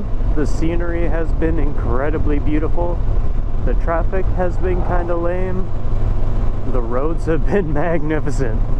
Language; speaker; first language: English; native; English